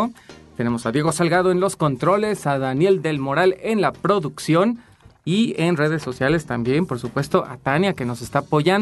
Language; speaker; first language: Spanish; native; Spanish